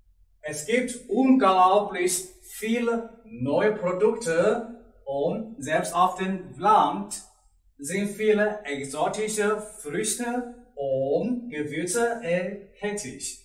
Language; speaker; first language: German; non-native, learner; Chinese